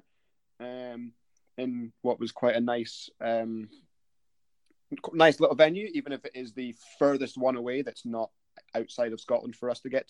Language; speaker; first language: English; native; English